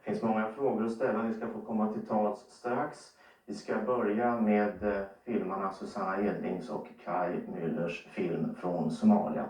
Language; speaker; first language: Swedish; native; Swedish